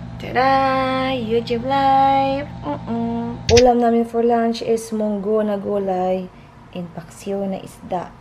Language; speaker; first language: Filipino; native; Filipino